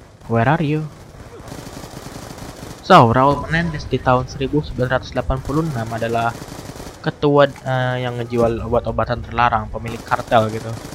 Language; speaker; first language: Indonesian; native; Indonesian